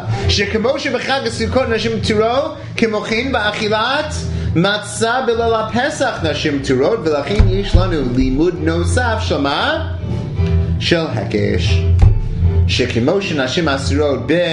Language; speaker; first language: Hebrew; non-native, fluent; English